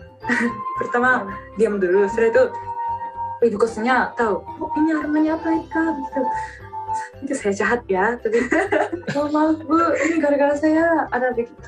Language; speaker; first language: Indonesian; non-native, learner; Japanese